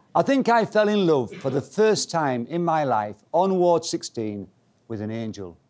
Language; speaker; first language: English; native; English